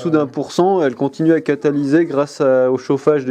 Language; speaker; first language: French; native; French